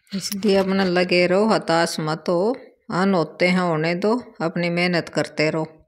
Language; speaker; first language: Hindi; native; Hindi